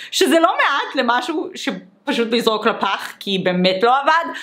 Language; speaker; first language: Hebrew; native; Hebrew